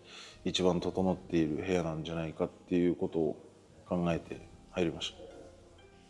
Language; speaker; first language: Japanese; native; Japanese